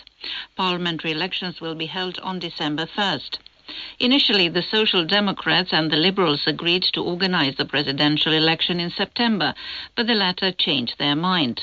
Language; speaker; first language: English; non-native, fluent; Romanian